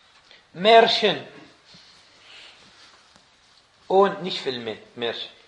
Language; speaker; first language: German; non-native, fluent; Arabic